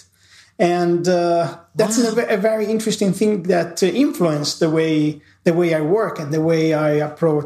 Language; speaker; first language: English; non-native, fluent; Italian